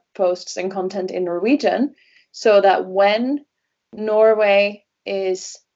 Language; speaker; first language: English; non-native, fluent; Norwegian